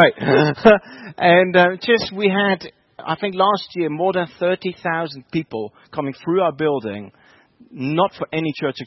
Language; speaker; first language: English; non-native, fluent; Dutch